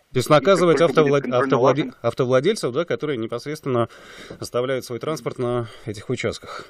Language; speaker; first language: Russian; native; Russian